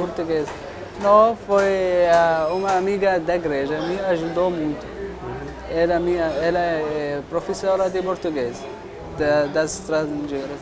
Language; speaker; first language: Portuguese; non-native, local second language; Arabic